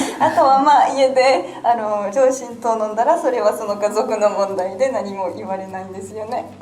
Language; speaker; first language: Japanese; non-native, fluent; French